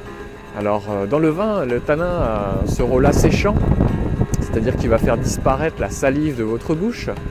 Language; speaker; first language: French; native; French